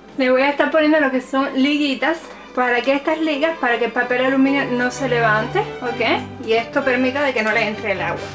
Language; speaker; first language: Spanish; native; Spanish